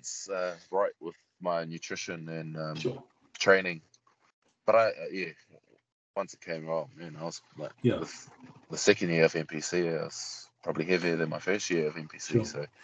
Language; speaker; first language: English; native; English